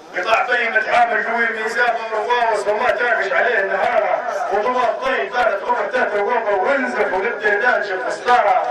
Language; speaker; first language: Arabic; native; Arabic